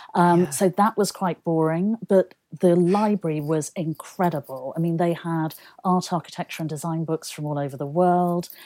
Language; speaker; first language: English; native; English